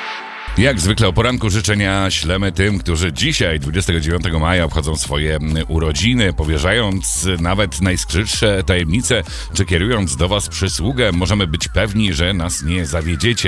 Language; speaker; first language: Polish; native; Polish